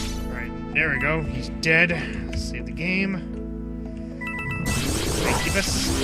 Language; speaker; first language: English; native; English